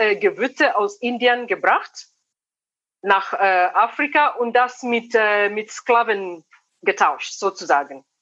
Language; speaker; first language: German; non-native, fluent; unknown